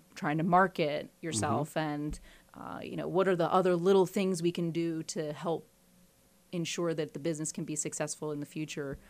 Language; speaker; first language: English; native; English